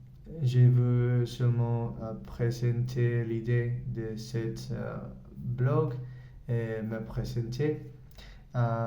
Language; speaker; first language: French; non-native, learner; Spanish